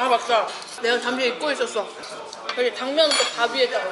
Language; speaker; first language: Korean; native; Korean